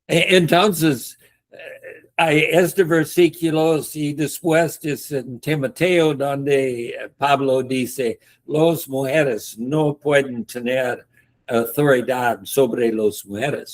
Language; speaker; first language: Spanish; non-native, learner; English